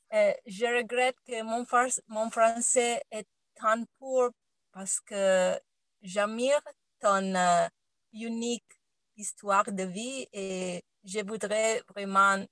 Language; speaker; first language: French; non-native, learner; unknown